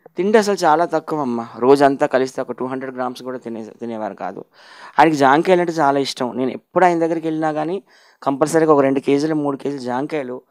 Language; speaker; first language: Telugu; native; Telugu